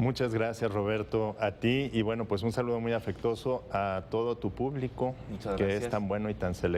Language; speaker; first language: Spanish; native; Spanish